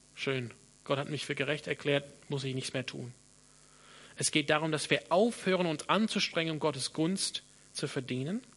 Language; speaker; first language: German; non-native, fluent; English